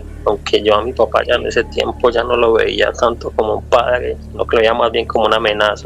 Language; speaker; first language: Spanish; native; Spanish